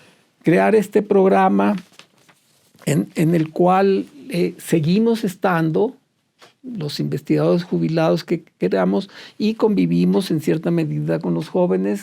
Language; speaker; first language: Spanish; native; Spanish